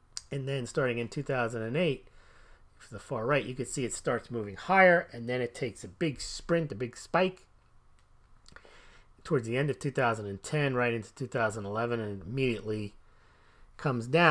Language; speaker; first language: English; native; English